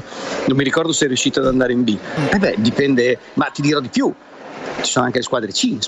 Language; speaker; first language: Italian; native; Italian